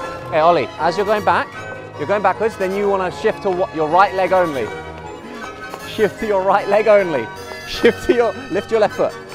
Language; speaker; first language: English; native; English